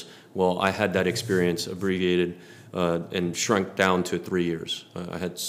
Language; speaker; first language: English; native; English